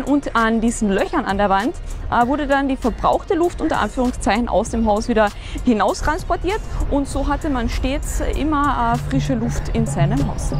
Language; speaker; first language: German; native; German